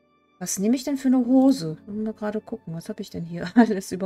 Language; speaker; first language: German; native; German